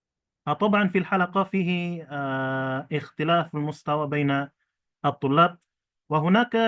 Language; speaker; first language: Arabic; non-native, fluent; Indonesian